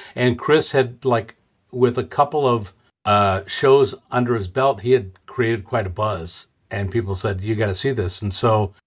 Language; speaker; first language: English; native; English